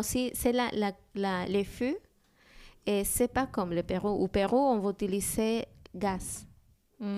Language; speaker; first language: French; non-native, learner; Spanish